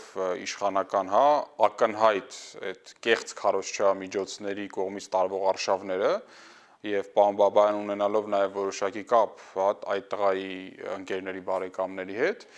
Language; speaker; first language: Armenian; native; Armenian